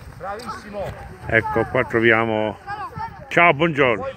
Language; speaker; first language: Italian; native; Italian